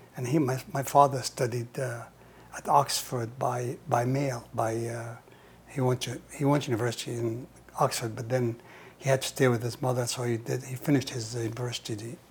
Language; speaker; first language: English; non-native, fluent; Hebrew